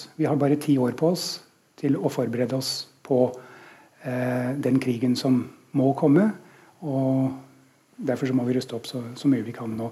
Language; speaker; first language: Norwegian; non-native, fluent; English